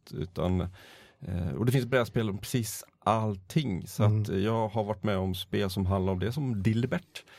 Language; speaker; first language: Swedish; native; Swedish